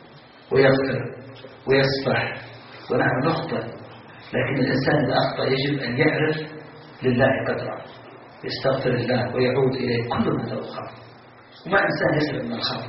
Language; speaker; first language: Arabic; native; Arabic